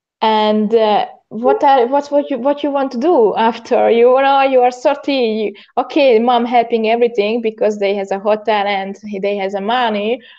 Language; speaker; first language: English; non-native, learner; Hungarian